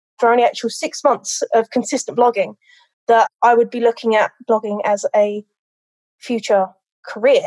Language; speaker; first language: English; native; English